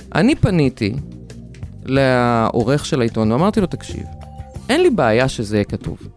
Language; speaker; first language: Hebrew; non-native, fluent; Lithuanian